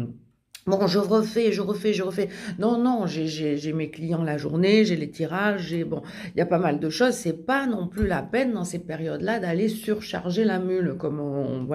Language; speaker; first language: French; native; French